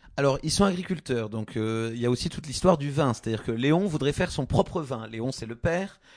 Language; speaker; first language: French; native; French